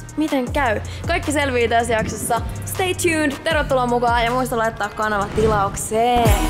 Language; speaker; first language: Finnish; native; Finnish